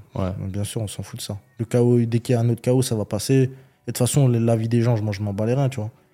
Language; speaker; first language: French; early bilingual, other home language; Chechen